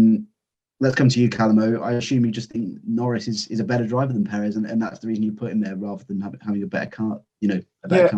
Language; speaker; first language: English; native; English